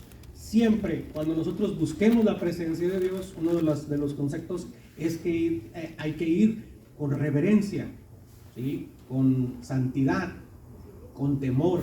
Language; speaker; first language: Spanish; native; Spanish